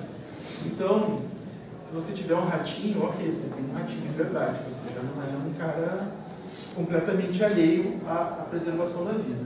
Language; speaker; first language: Portuguese; native; Portuguese